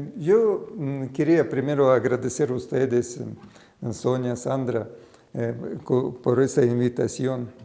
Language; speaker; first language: Spanish; non-native, fluent; Russian